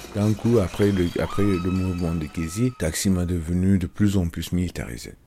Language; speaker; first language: French; non-native, fluent; Turkish